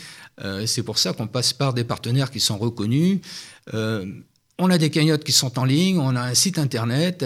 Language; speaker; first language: French; native; French